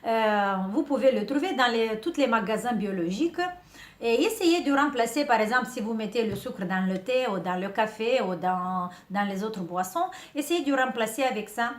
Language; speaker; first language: French; non-native, fluent; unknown